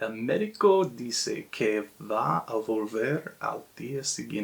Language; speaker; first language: Spanish; non-native, learner; English